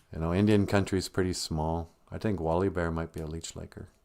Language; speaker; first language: English; native; English